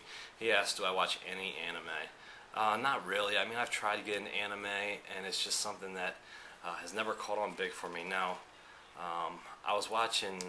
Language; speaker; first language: English; early bilingual, other home language; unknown